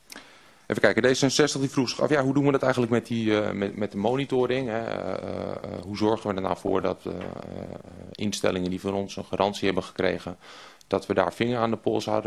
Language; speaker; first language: Dutch; native; Dutch